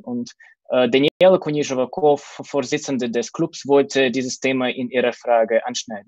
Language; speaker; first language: German; non-native, fluent; Russian